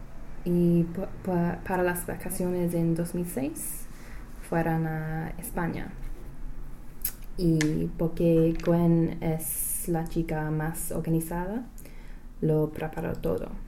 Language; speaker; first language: Spanish; non-native, learner; English